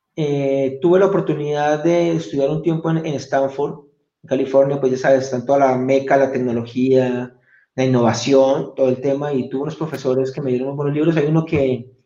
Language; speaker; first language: Spanish; native; Spanish